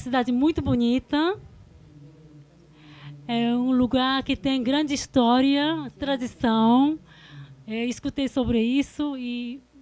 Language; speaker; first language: Portuguese; non-native, fluent; Korean